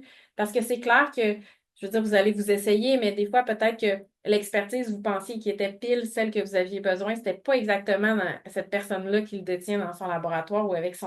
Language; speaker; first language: French; native; French